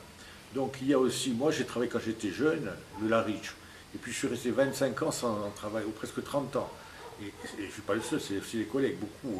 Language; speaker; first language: French; native; French